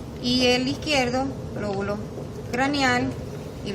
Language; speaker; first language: Spanish; native; Spanish